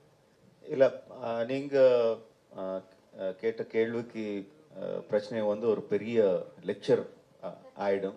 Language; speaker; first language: Tamil; non-native, fluent; Telugu